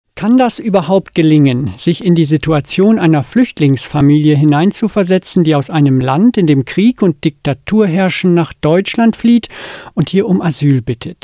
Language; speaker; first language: German; native; German